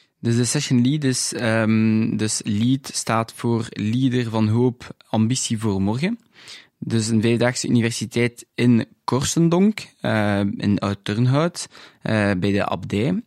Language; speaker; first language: Dutch; non-native, local second language; French